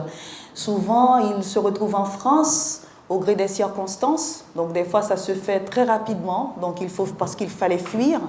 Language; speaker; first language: French; non-native, local second language; Haitian Creole